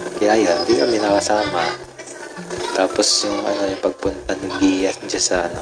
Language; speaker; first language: Filipino; native; Filipino